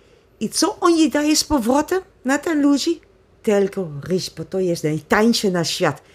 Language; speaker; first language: Polish; non-native, learner; Dutch